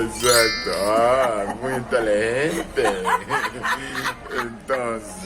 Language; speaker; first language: Spanish; non-native, learner; English